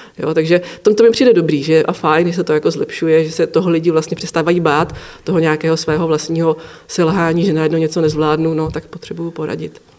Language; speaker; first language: Czech; native; Czech